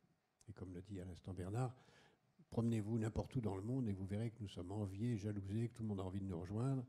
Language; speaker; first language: French; native; French